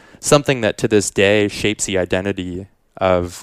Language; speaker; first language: English; native; English